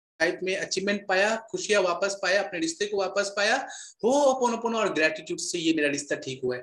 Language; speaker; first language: Hindi; native; Hindi